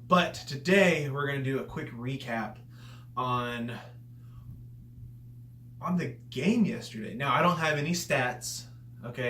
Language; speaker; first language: English; native; English